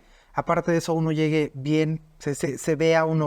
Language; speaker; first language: Spanish; native; Spanish